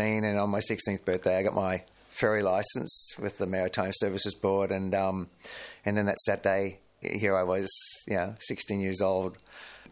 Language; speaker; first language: English; native; English